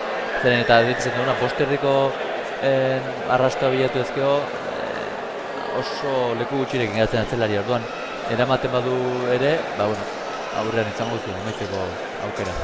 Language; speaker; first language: Basque; native; Basque